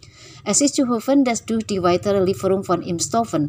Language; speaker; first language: German; non-native, fluent; Indonesian